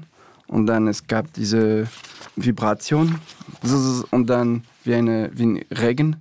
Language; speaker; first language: German; non-native, fluent; French